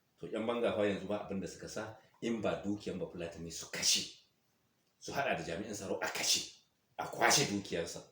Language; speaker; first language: Hausa; non-native, local second language; Fula